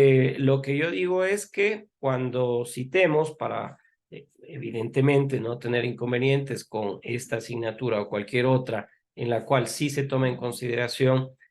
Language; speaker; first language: Spanish; native; Spanish